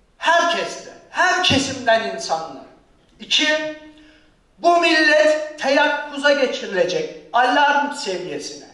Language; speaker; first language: Turkish; native; Turkish